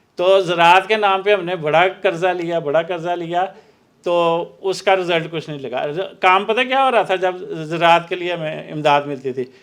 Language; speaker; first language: Urdu; non-native, local second language; Punjabi